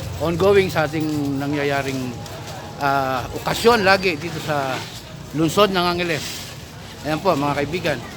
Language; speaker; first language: Filipino; non-native, local second language; Pampanga